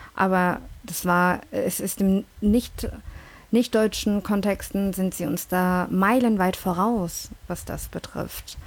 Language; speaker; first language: German; early bilingual, other home language; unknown